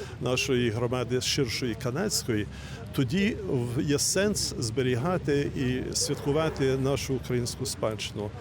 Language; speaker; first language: Ukrainian; early bilingual, heritage; Ukrainian